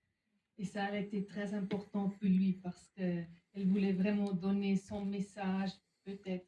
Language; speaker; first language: French; non-native, fluent; German